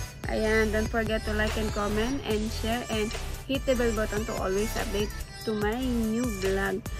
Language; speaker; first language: English; non-native, local second language; Filipino